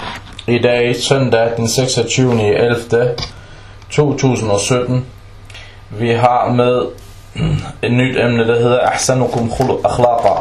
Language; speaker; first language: Danish; non-native, fluent; Arabic